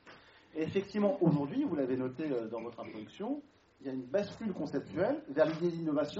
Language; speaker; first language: French; native; French